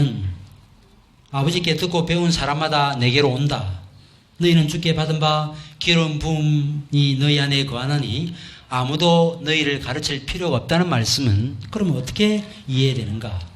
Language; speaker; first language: Korean; native; Korean